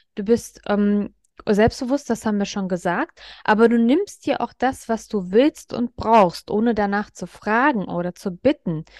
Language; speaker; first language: German; native; German